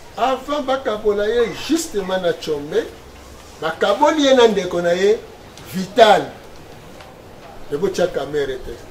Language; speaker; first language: Lingala; native; Lingala